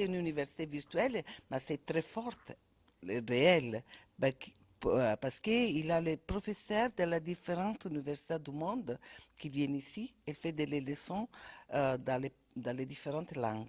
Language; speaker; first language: French; non-native, fluent; Italian